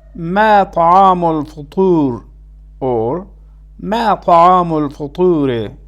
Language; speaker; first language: Arabic; non-native, fluent; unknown